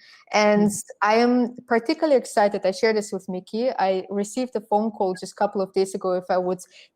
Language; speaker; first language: English; non-native, fluent; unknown